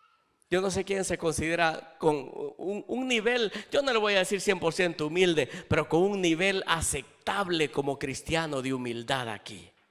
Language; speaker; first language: Spanish; native; Spanish